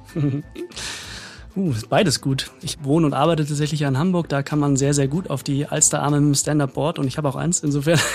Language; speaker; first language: German; native; German